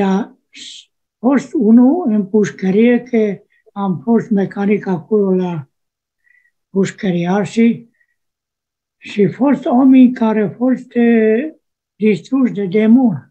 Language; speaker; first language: Romanian; non-native, local second language; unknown